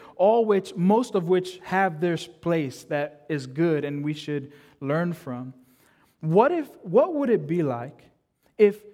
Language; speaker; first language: English; native; English